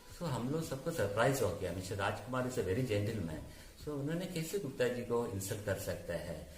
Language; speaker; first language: Hindi; non-native, local second language; Malayalam